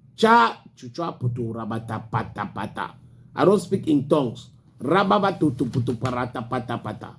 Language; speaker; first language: Nigerian Pidgin; native; Nigerian Pidgin